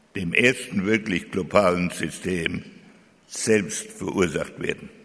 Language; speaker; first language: German; native; German